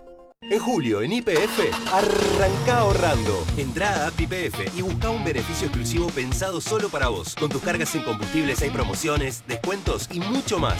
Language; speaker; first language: Spanish; native; Spanish